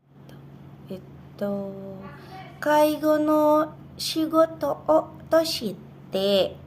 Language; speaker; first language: Japanese; non-native, learner; Indonesian